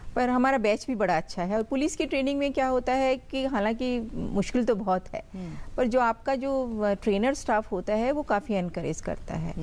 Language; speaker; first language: Hindi; native; Hindi